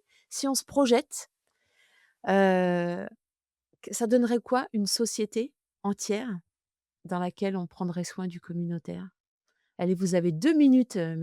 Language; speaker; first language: French; native; French